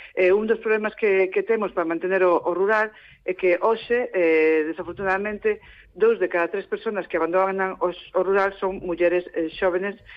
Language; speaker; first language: Galician; non-native, local second language; Spanish